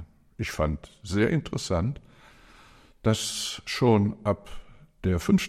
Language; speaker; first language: German; native; German